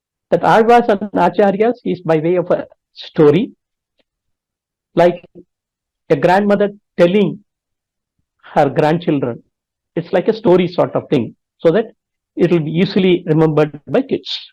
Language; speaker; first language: English; non-native, local second language; Tamil